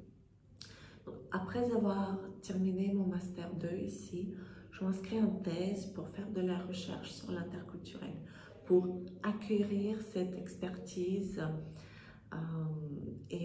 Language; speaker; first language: French; non-native, fluent; Russian